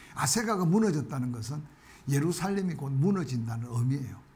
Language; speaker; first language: Korean; native; Korean